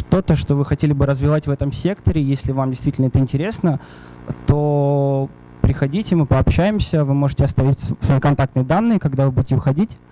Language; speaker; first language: Russian; native; Russian